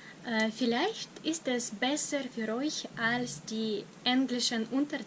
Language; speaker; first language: German; non-native, fluent; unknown